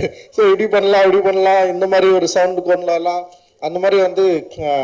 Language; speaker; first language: Tamil; native; Tamil